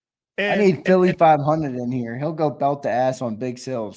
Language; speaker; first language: English; native; English